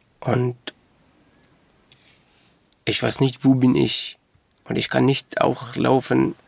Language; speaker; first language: German; non-native, local second language; Arabic